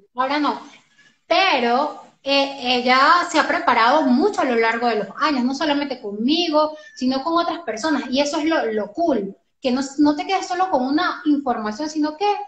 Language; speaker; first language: Spanish; native; Spanish